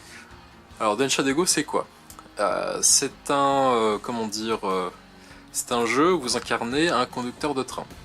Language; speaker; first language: French; native; French